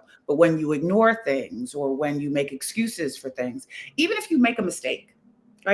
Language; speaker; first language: English; native; English